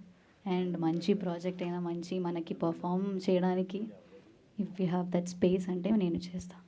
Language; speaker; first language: Telugu; non-native, learner; Malayalam